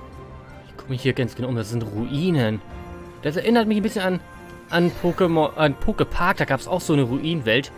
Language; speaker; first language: German; native; German